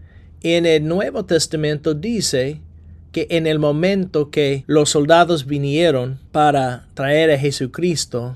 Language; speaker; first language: Spanish; non-native, fluent; English